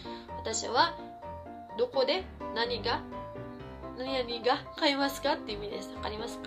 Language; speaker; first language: Japanese; non-native, fluent; Filipino